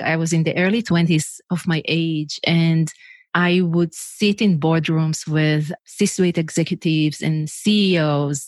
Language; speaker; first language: English; non-native, fluent; Hebrew